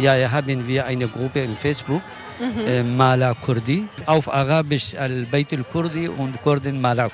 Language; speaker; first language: German; non-native, local second language; Kurdish